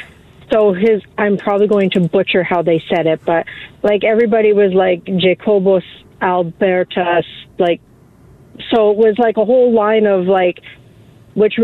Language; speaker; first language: English; native; English